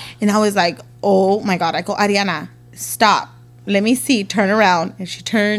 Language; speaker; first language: English; native; English